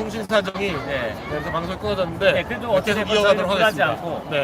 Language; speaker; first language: Korean; native; Korean